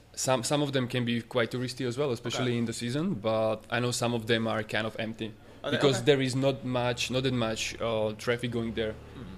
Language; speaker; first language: English; non-native, fluent; Slovak